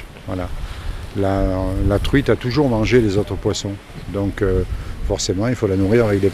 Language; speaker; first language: French; native; French